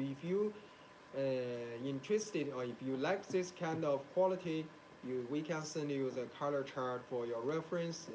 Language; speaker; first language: English; non-native, learner; Chinese